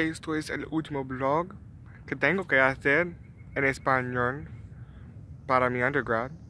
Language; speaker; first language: Spanish; non-native, learner; English